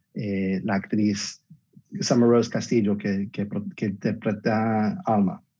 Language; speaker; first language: Spanish; early bilingual, heritage; Spanish